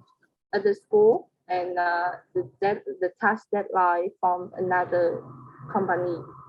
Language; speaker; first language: English; non-native, learner; Vietnamese